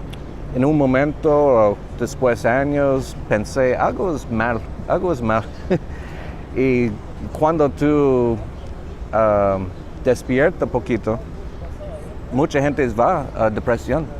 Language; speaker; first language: Spanish; non-native, learner; English